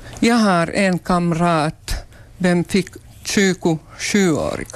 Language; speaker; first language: Swedish; non-native, local second language; Finnish